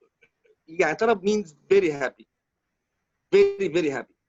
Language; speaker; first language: English; non-native, learner; Arabic